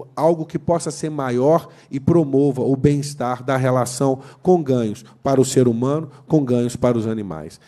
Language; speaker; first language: Portuguese; native; Portuguese